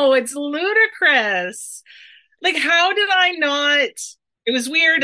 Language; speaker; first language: English; native; English